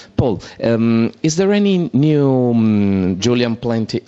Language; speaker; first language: English; non-native, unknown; Italian